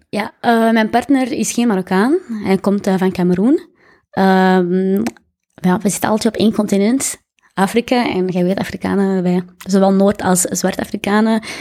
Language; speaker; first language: Dutch; early bilingual, other home language; Arabic